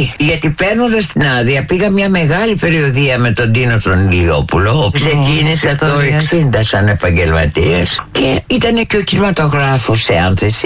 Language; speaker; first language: Greek; native; Greek